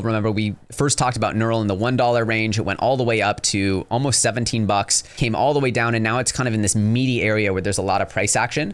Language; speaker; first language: English; native; English